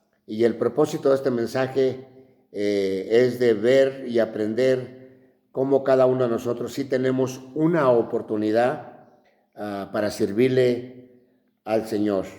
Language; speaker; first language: Spanish; native; Spanish